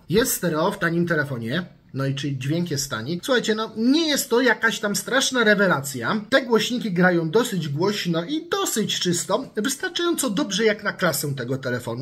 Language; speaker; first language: Polish; native; Polish